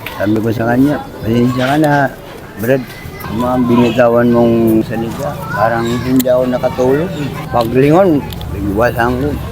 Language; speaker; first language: Filipino; non-native, local second language; Waray